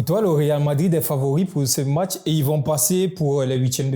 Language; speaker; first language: French; native; French